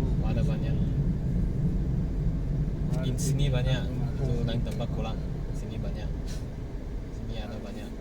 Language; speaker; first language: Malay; non-native, learner; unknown